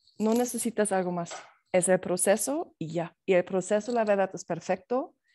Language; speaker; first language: Spanish; non-native, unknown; German